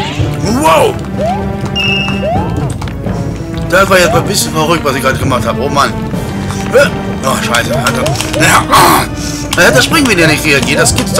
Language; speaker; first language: German; native; German